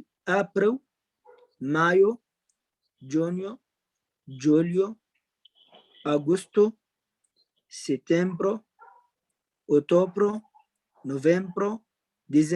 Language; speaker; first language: Portuguese; non-native, learner; Arabic